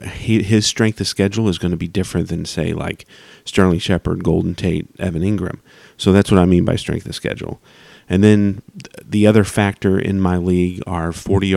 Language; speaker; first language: English; native; English